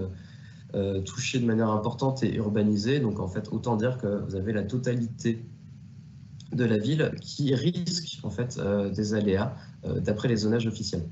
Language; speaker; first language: French; native; French